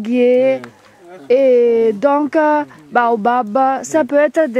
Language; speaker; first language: French; non-native, learner; Italian